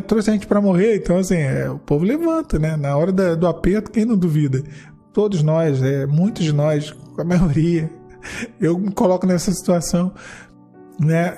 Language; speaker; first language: Portuguese; native; Portuguese